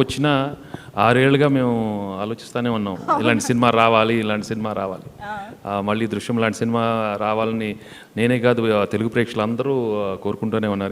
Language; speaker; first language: Telugu; native; Telugu